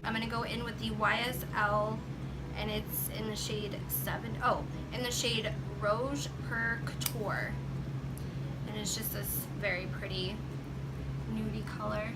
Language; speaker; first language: English; native; English